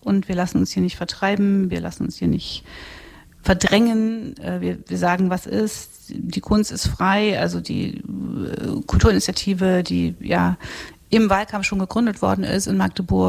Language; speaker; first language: German; native; German